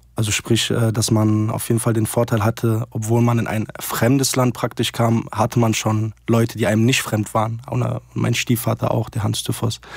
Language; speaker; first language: German; early bilingual, other home language; Arabic